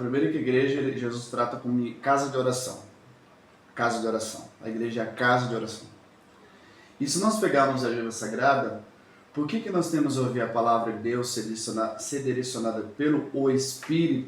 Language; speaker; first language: Portuguese; native; Portuguese